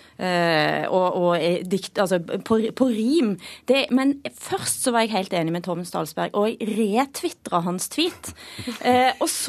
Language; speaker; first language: Norwegian; native; Norwegian